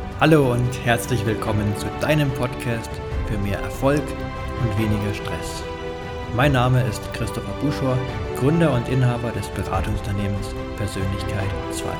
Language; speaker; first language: German; native; German